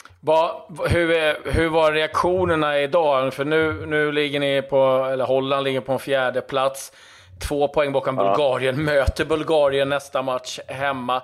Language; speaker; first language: Swedish; native; Swedish